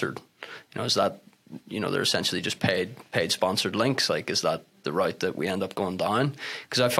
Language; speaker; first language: English; native; English